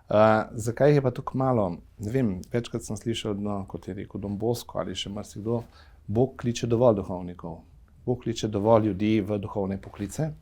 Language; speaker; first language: Slovenian; native; Slovenian